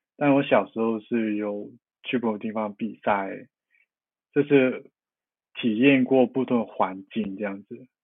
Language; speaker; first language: Chinese; non-native, local second language; Cantonese